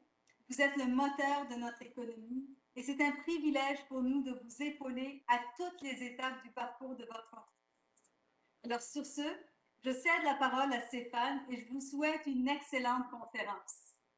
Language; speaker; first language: French; native; French